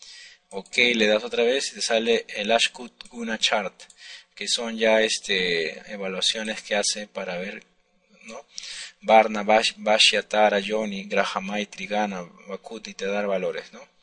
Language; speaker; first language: Spanish; native; Spanish